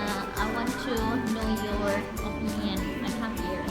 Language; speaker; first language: English; non-native, fluent; Indonesian